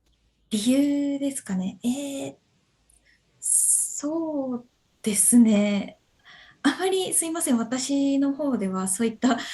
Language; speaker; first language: Japanese; native; Japanese